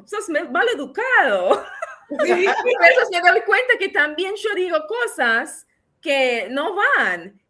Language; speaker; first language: Spanish; non-native, fluent; English